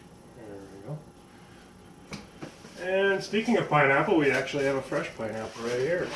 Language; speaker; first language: English; native; English